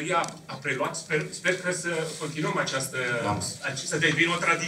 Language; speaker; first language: Romanian; native; Romanian